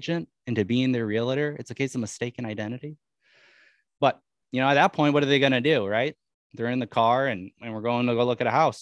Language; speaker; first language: English; native; English